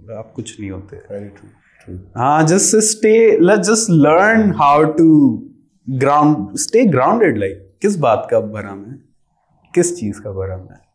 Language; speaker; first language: Urdu; native; Urdu